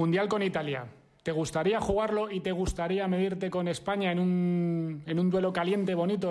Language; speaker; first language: Spanish; native; Spanish